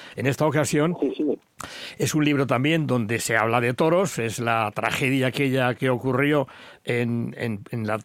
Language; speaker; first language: Spanish; native; Spanish